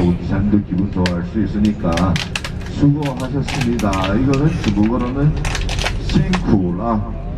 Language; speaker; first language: Korean; native; Korean